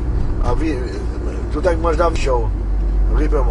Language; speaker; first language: Polish; early bilingual, heritage; French